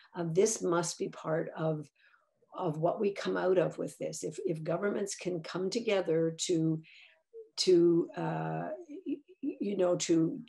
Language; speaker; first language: English; native; English